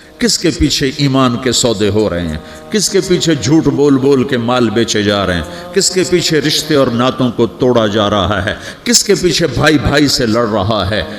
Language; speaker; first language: Urdu; non-native, local second language; Punjabi